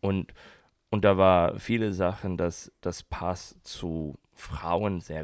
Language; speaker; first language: German; non-native, learner; English